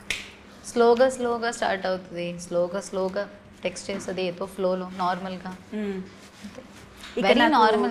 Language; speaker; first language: Telugu; non-native, learner; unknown